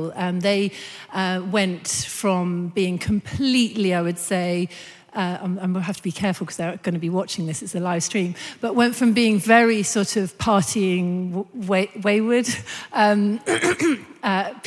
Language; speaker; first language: English; native; English